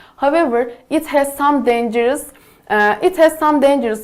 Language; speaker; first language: English; non-native, fluent; Turkish